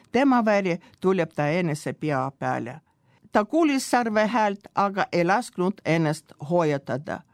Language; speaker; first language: Estonian; non-native, local second language; Russian